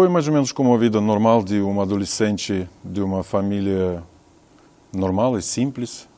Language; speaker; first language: Portuguese; non-native, fluent; Russian